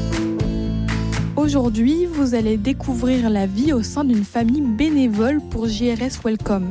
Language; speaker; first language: French; native; French